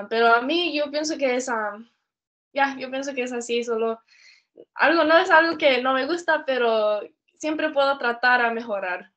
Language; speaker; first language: Spanish; early bilingual, heritage; Spanish